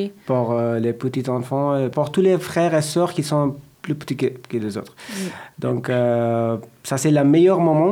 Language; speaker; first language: French; non-native, learner; Persian